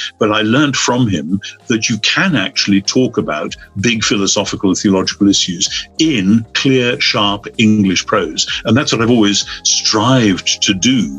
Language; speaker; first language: English; native; English